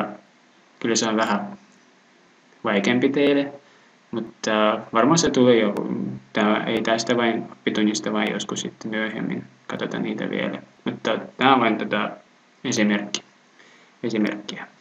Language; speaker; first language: Finnish; non-native, fluent; Russian